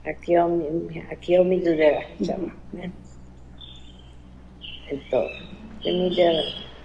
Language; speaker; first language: Portuguese; non-native, learner; Japanese